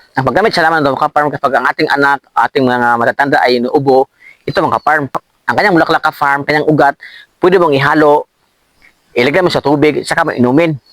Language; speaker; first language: Filipino; non-native, local second language; Cebuano